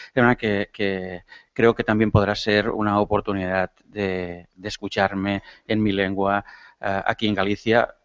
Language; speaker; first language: Spanish; non-native, local second language; Catalan